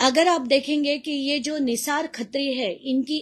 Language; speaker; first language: Hindi; non-native, local second language; Marathi